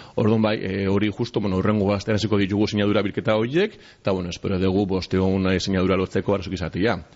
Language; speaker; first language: Basque; non-native, local second language; Spanish